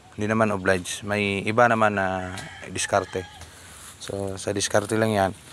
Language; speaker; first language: Filipino; non-native, local second language; Cebuano